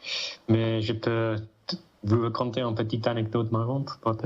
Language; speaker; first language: French; non-native, fluent; English